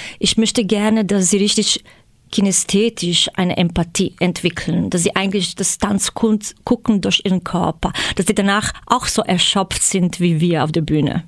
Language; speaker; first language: German; non-native, fluent; Croatian